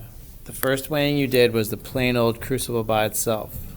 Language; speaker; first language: English; native; English